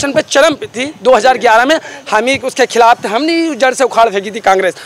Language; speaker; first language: Hindi; native; Hindi